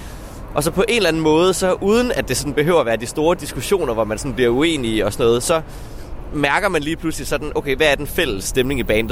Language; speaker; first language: Danish; native; Danish